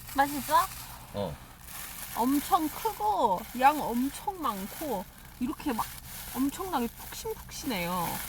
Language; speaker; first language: Korean; non-native, fluent; English